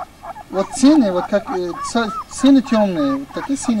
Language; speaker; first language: Russian; non-native, local second language; Tajik